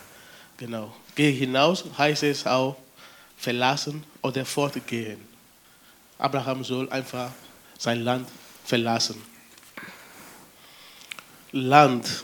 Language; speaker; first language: German; non-native, fluent; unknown